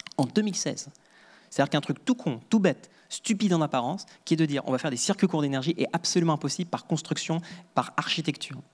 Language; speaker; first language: French; native; French